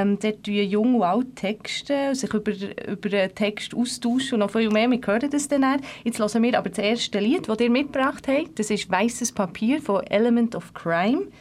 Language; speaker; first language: German; native; German